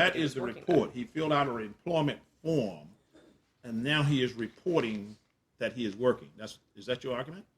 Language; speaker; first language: English; native; English